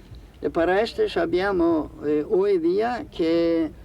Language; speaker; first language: Spanish; non-native, fluent; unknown